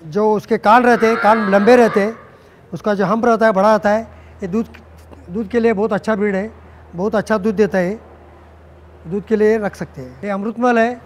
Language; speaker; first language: Hindi; non-native, local second language; Marathi